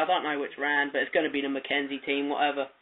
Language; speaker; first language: English; native; English